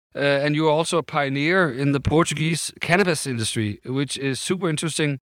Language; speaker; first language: English; non-native, fluent; Danish